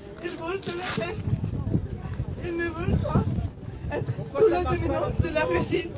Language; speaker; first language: French; non-native, learner; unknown